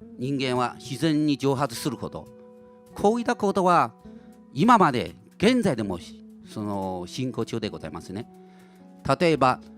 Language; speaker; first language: Japanese; non-native, fluent; Chinese